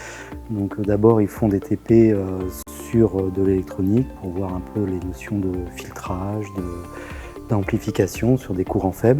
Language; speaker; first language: French; native; French